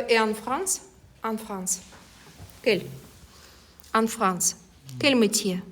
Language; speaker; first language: French; non-native, fluent; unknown